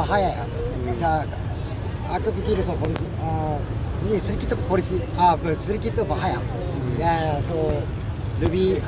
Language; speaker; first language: Indonesian; non-native, learner; Japanese